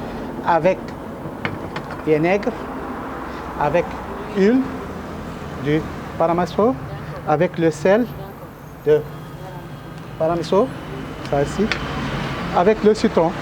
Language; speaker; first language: French; non-native, learner; Arabic